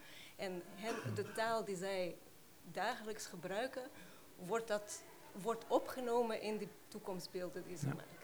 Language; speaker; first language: Dutch; non-native, fluent; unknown